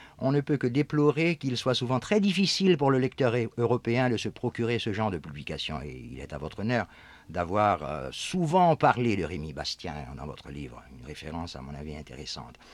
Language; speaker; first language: French; native; French